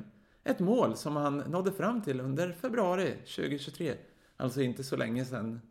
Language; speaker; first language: Swedish; native; Swedish